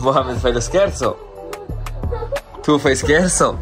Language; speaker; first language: Italian; native; Italian